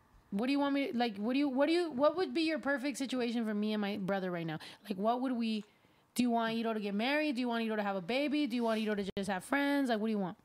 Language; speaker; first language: English; early bilingual, other home language; Spanish